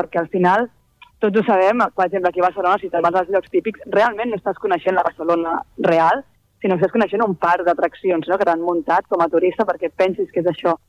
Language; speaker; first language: Catalan; native; Catalan